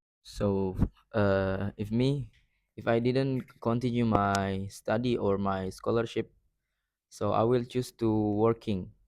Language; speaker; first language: English; non-native, learner; Indonesian